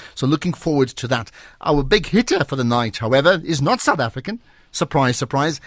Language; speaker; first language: English; native; English